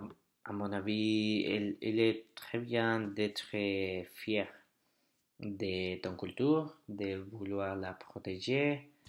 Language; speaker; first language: French; non-native, learner; Spanish